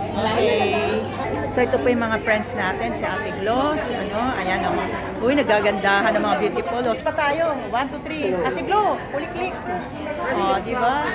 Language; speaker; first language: Filipino; non-native, local second language; Iloko